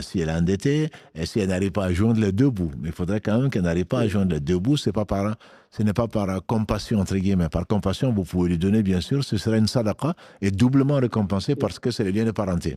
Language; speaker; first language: French; native; French